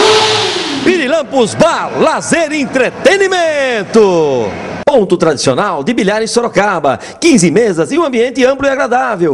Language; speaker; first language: Portuguese; native; Portuguese